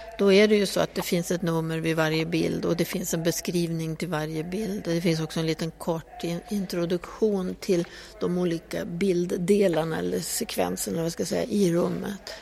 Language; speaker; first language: Swedish; native; Swedish